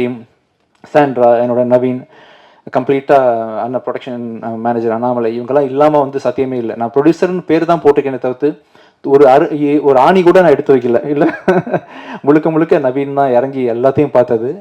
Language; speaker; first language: Tamil; native; Tamil